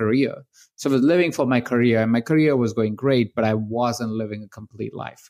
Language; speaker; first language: English; non-native, local second language; Hindi